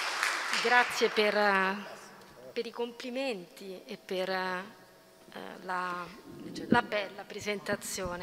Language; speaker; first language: Italian; native; Italian